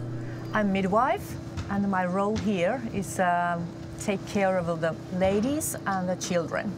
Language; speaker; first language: English; non-native, learner; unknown